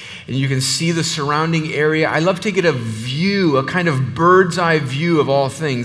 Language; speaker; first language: English; native; English